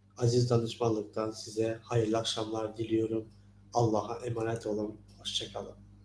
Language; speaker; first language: Turkish; non-native, fluent; Turkmen